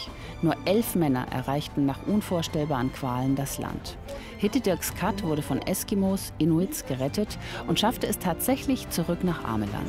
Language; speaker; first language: German; native; German